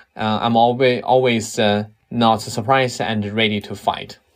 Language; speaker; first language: English; non-native, fluent; Chinese